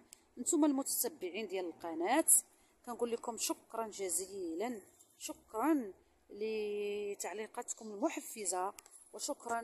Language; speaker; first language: Arabic; native; Arabic